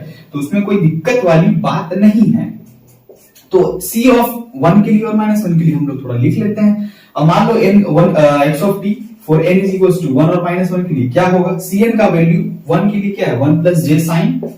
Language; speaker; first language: Hindi; native; Hindi